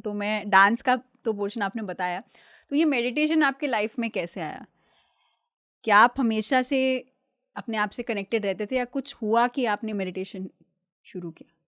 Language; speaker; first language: Hindi; native; Hindi